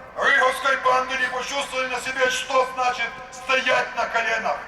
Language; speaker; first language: Russian; non-native, local second language; Ukrainian